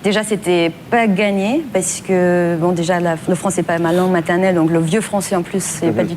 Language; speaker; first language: French; non-native, fluent; German